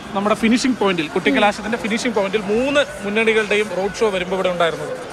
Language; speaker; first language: Malayalam; native; Malayalam